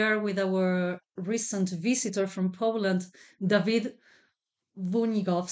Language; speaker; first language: English; non-native, fluent; Italian